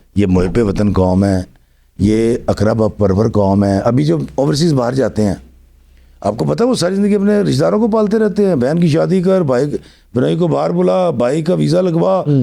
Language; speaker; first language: Urdu; non-native, local second language; Punjabi